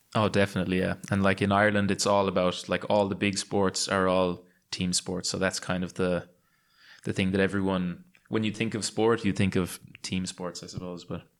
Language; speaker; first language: English; native; English